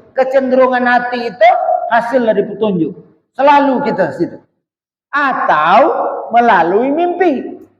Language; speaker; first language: Malay; native; Malay